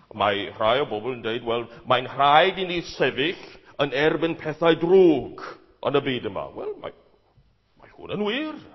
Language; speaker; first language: Welsh; non-native, fluent; English